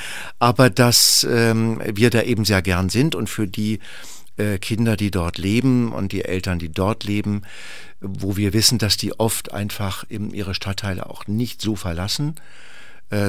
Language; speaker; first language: German; native; German